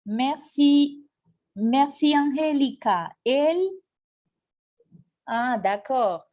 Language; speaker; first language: French; non-native, fluent; Spanish